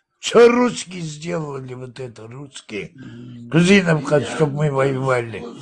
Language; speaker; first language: Russian; non-native, local second language; Abkhazian